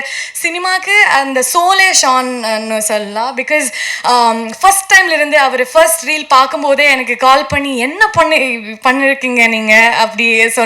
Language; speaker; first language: Tamil; non-native, learner; Kannada